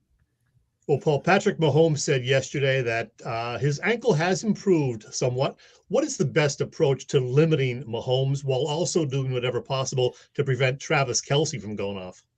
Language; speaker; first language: English; native; English